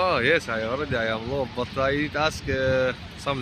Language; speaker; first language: English; non-native, learner; Arabic